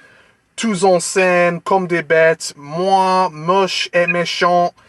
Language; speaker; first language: French; non-native, learner; English